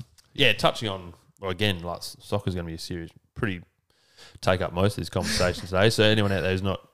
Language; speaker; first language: English; native; English